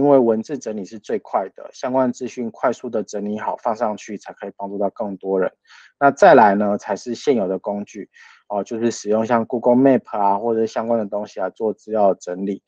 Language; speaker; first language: Chinese; native; Chinese